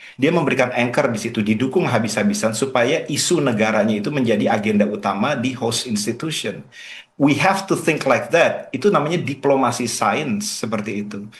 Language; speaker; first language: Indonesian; native; Indonesian